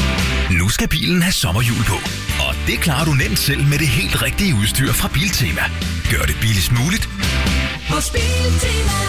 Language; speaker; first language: Danish; native; Danish